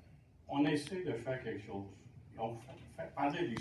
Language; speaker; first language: French; non-native, local second language; English